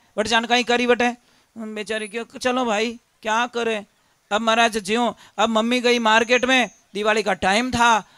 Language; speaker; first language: Hindi; native; Hindi